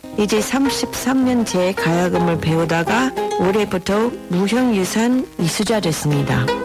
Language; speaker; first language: Korean; non-native, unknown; English